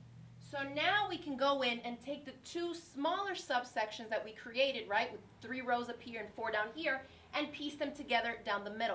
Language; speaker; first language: English; native; English